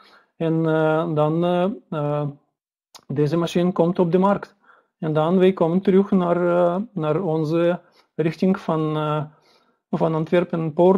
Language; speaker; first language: Dutch; non-native, learner; Russian